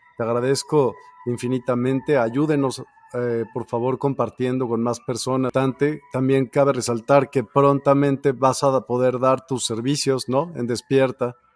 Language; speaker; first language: Spanish; native; Spanish